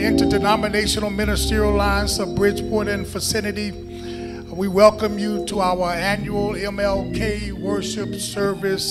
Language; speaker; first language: English; native; English